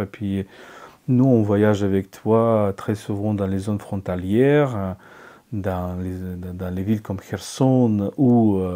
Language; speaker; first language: French; non-native, fluent; Ukrainian